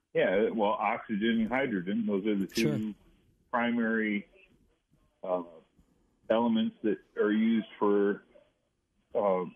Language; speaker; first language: English; native; English